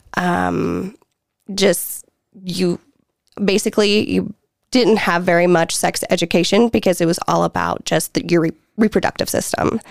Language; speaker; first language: English; native; English